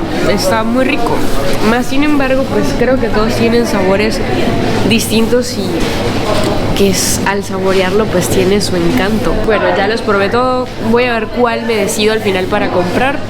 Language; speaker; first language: Spanish; native; Spanish